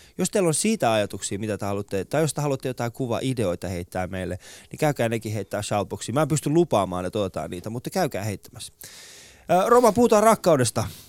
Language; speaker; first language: Finnish; early bilingual, other home language; Persian